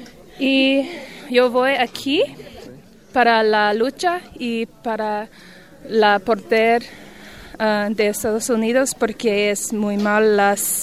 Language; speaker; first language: Spanish; non-native, learner; English